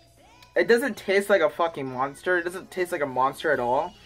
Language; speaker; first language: English; native; English